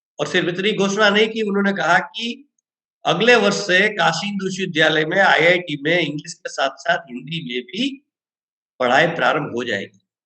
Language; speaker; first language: Hindi; non-native, local second language; Gujarati